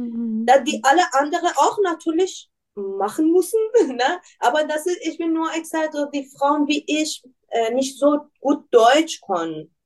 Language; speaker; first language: German; non-native, learner; Persian